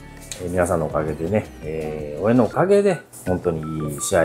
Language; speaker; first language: Japanese; native; Japanese